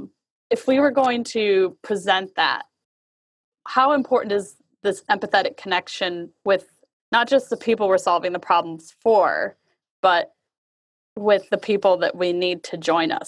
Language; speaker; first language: English; native; English